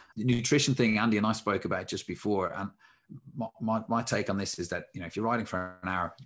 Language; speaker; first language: English; native; English